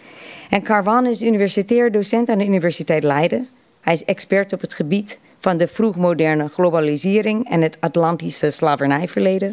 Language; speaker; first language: Dutch; non-native, fluent; English